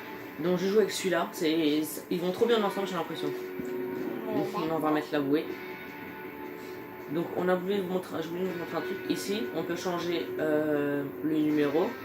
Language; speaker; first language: French; native; French